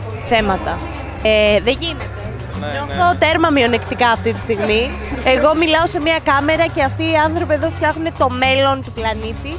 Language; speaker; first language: Greek; native; Greek